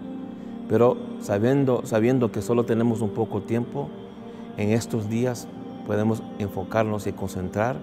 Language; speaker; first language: Spanish; non-native, fluent; English